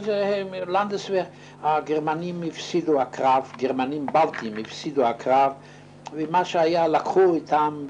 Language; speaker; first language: Hebrew; non-native, fluent; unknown